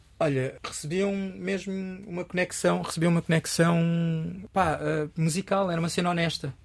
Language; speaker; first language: Portuguese; early bilingual, other home language; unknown